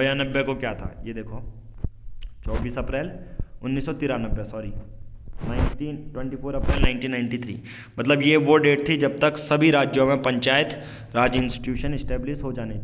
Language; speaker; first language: Hindi; native; Hindi